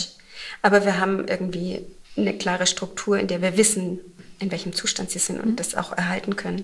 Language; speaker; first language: German; native; German